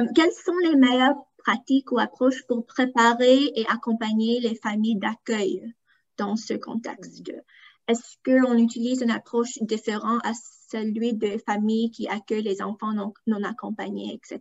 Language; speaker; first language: French; non-native, fluent; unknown